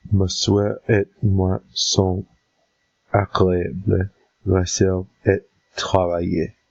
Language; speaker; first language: French; non-native, learner; English